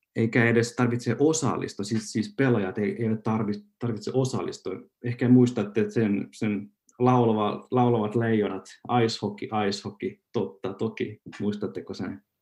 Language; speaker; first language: Finnish; non-native, local second language; Swedish